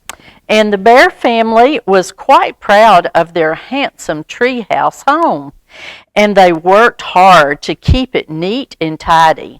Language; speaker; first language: English; native; English